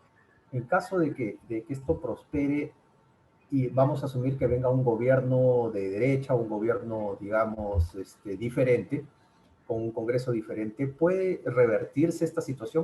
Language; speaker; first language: Spanish; native; Spanish